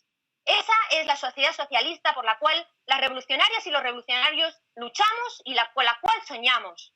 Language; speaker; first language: Spanish; native; Spanish